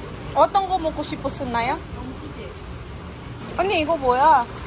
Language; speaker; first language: Korean; non-native, learner; Filipino